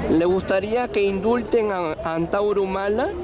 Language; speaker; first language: Spanish; native; Spanish